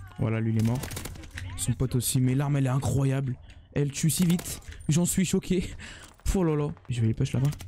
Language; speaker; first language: French; native; French